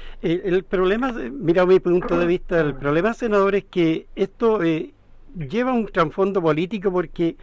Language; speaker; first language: Spanish; native; Spanish